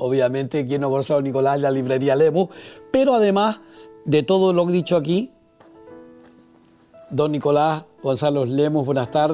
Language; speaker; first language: Spanish; native; Spanish